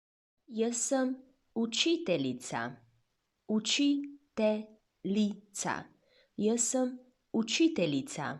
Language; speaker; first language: Slovenian; non-native, fluent; Chinese